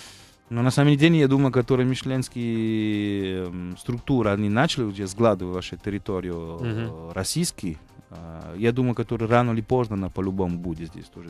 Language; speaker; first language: Russian; non-native, fluent; Italian